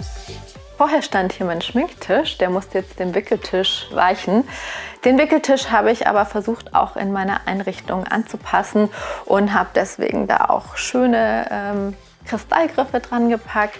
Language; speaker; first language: German; native; German